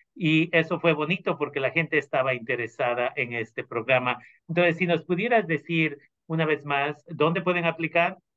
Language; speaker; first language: Spanish; native; Spanish